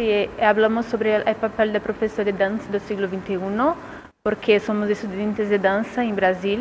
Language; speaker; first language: Spanish; non-native, learner; Portuguese